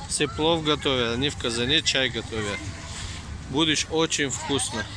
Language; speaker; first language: Russian; non-native, local second language; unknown